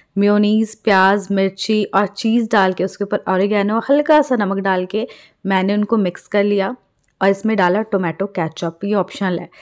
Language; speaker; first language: Hindi; native; Hindi